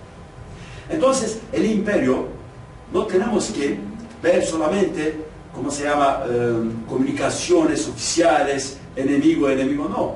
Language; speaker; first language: Spanish; non-native, fluent; Kurdish